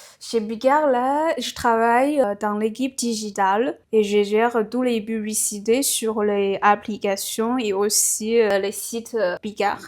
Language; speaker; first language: French; non-native, fluent; Chinese